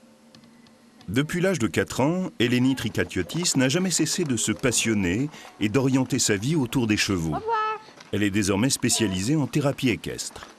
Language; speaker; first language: French; native; French